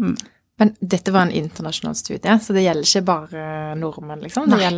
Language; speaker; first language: Norwegian; native; Norwegian